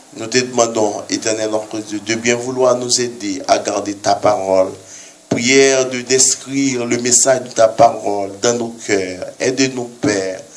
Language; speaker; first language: French; non-native, local second language; Haitian Creole